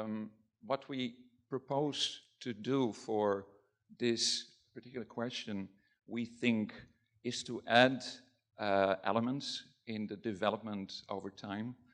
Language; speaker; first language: English; non-native, fluent; Dutch